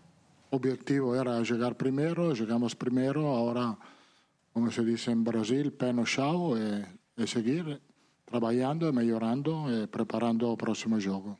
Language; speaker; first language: Portuguese; non-native, learner; Italian